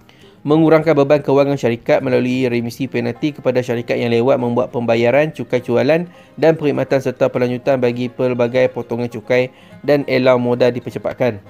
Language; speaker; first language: Malay; native; Malay